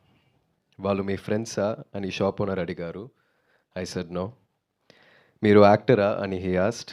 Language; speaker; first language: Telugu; non-native, local second language; Tamil